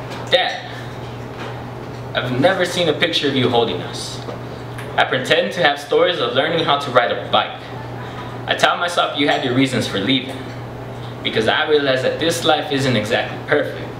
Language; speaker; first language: English; native; English